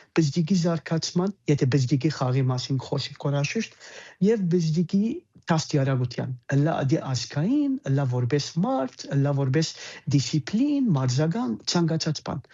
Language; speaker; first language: Armenian; early bilingual, heritage; Armenian